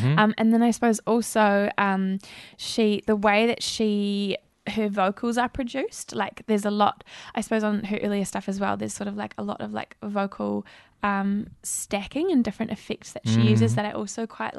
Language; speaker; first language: English; native; English